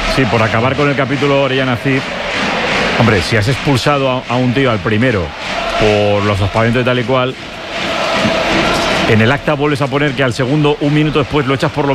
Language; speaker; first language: Spanish; native; Spanish